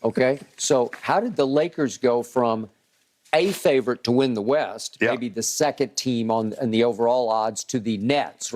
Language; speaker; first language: English; native; English